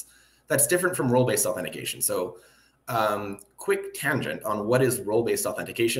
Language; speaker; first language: English; native; English